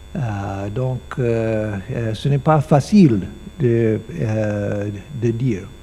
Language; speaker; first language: French; non-native, learner; English